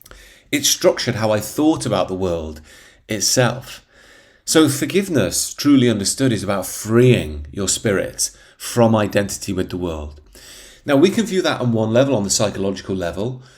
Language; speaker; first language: English; native; English